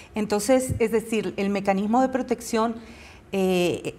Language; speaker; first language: Spanish; native; Spanish